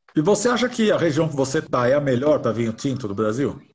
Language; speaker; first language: Portuguese; native; Portuguese